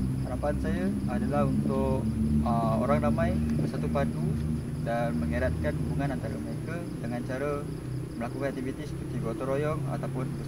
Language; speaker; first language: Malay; non-native, local second language; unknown